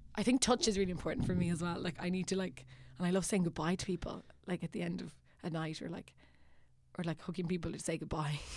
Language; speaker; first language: English; non-native, fluent; Italian